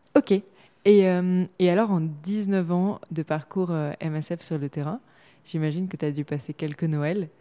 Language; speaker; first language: French; native; French